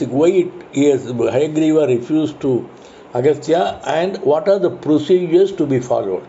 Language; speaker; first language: English; non-native, local second language; Tamil